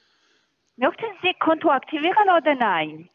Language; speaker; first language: German; non-native, learner; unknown